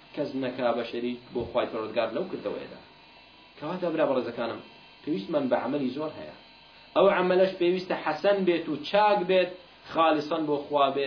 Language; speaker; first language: Central Kurdish; non-native, local second language; Kurdish